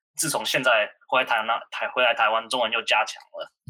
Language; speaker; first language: Chinese; early bilingual, heritage; Chinese